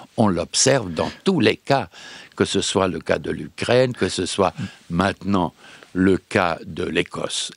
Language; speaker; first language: French; non-native, fluent; Serbian